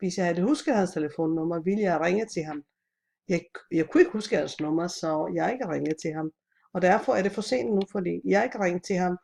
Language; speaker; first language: Danish; non-native, fluent; Italian